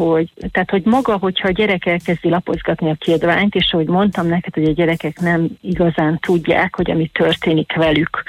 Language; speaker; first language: Hungarian; native; Hungarian